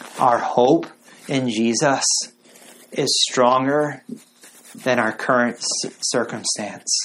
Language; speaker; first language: English; native; English